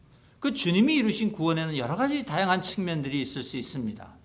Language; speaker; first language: Korean; native; Korean